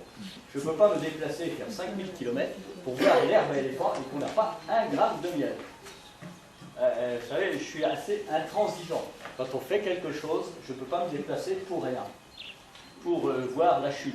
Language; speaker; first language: French; native; French